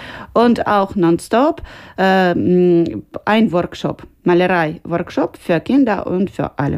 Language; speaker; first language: German; non-native, learner; Ukrainian